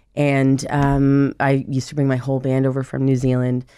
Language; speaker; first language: English; native; English